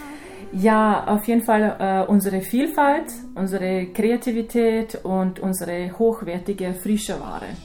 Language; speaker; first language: German; non-native, fluent; Croatian